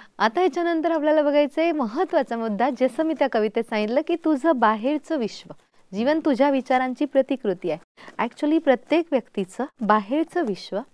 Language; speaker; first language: Marathi; native; Marathi